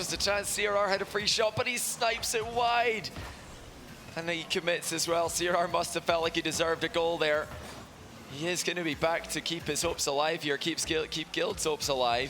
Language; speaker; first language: English; native; English